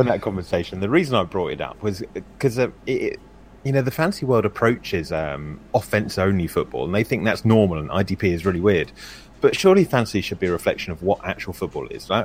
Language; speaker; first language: English; native; English